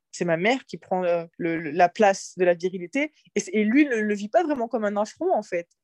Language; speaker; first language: French; early bilingual, other home language; Arabic